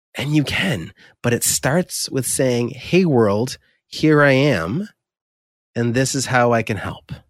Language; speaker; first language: English; native; English